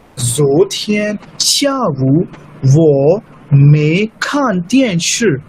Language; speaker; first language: Chinese; non-native, fluent; Urdu